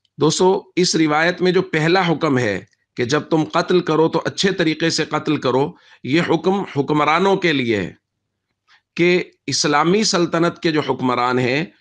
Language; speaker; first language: Urdu; native; Urdu